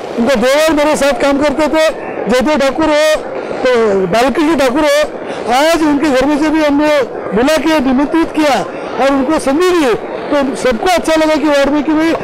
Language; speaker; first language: Hindi; non-native, local second language; Marathi